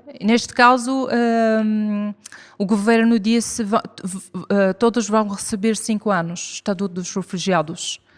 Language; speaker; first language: Portuguese; non-native, fluent; Arabic